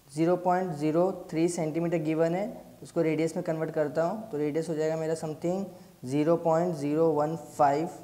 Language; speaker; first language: Hindi; native; Hindi